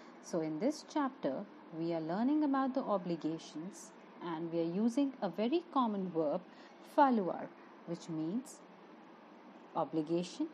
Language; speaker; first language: English; non-native, local second language; Hindi